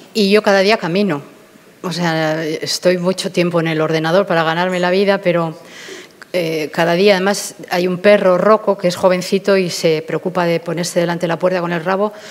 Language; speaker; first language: Spanish; native; Spanish